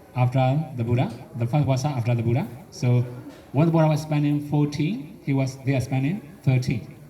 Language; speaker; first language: English; non-native, fluent; Burmese